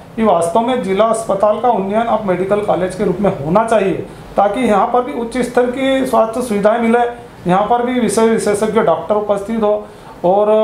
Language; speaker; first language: Hindi; native; Hindi